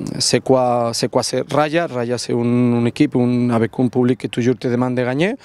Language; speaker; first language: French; non-native, learner; Catalan